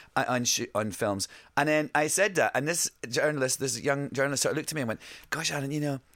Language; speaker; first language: English; native; English